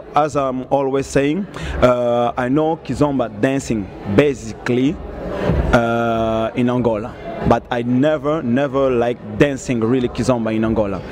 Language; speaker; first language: English; non-native, learner; Portuguese